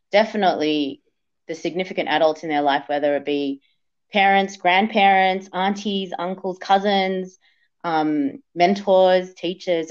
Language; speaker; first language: English; native; English